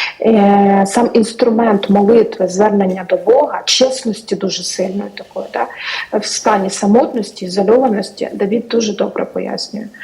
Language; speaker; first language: Ukrainian; native; Ukrainian